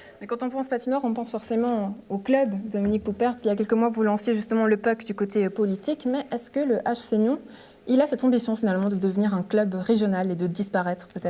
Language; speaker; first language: French; native; French